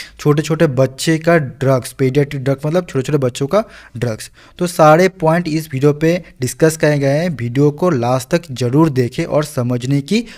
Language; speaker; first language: Hindi; non-native, local second language; Bangla